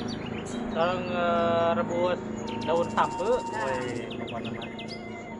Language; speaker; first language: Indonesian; non-native, local second language; Sundanese